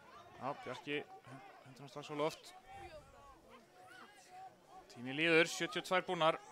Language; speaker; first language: Icelandic; native; Icelandic